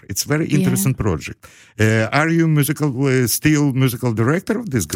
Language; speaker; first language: English; non-native, learner; Ukrainian